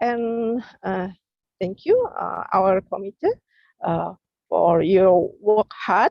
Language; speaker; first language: English; non-native, learner; Indonesian